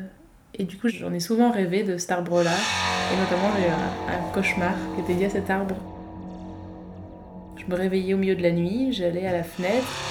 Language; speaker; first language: French; native; French